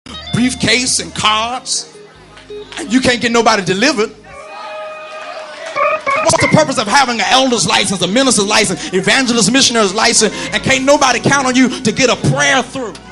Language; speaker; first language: English; native; English